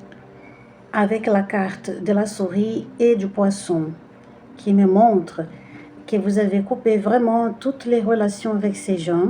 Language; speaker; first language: French; non-native, fluent; Portuguese